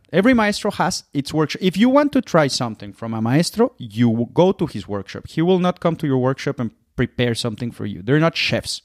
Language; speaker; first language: English; non-native, fluent; Spanish